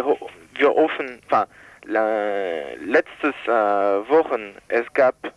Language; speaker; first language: German; non-native, learner; French